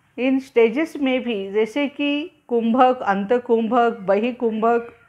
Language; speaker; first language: Hindi; non-native, local second language; Marathi